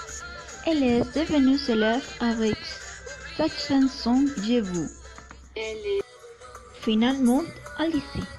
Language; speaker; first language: French; non-native, learner; Spanish